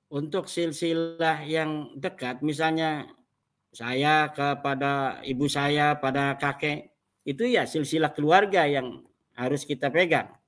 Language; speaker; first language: Indonesian; native; Indonesian